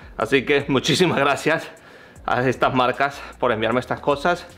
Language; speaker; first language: Spanish; native; Spanish